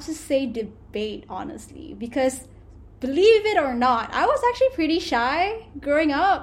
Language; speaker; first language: English; non-native, local second language; Malay